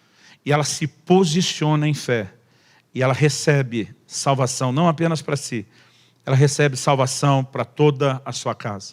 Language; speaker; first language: Portuguese; native; Portuguese